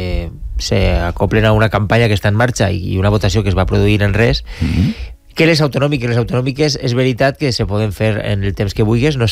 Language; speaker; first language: Catalan; native; Catalan